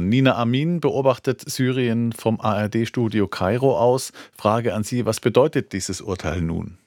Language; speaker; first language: German; native; German